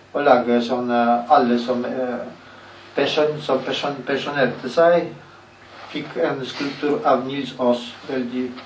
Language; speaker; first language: Norwegian; non-native, learner; Polish